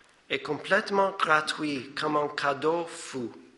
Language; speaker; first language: French; non-native, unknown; English